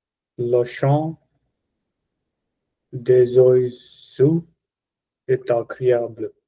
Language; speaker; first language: French; non-native, learner; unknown